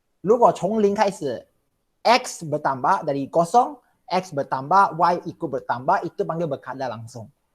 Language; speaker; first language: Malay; non-native, local second language; Chinese